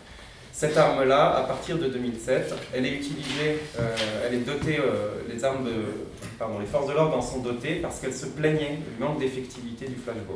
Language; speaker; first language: French; native; French